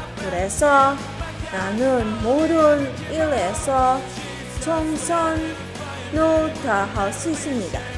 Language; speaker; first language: Korean; non-native, learner; Indonesian